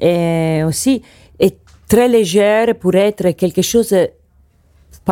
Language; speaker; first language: French; non-native, learner; Italian